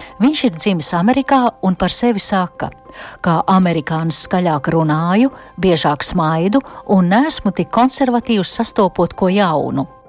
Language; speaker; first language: Latvian; native; Latvian